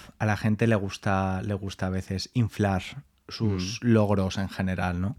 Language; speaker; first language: Spanish; native; Spanish